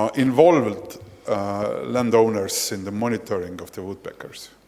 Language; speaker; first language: English; non-native, fluent; Estonian